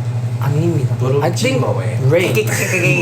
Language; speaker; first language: Korean; non-native, learner; Filipino